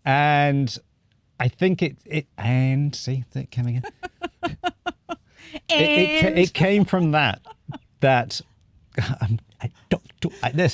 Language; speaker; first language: English; native; English